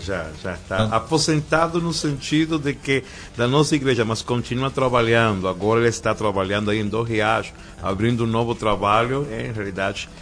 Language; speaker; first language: Portuguese; non-native, fluent; Spanish